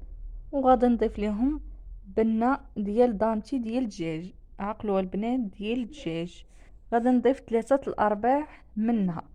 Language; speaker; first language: Arabic; native; Arabic